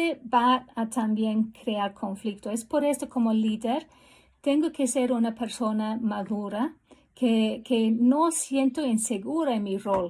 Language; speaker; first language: Spanish; non-native, fluent; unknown